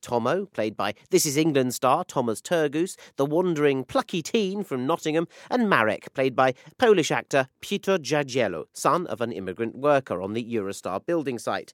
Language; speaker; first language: English; native; English